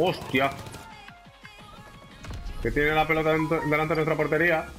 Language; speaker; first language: Spanish; native; Spanish